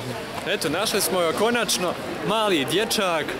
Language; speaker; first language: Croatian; early bilingual, heritage; Croatian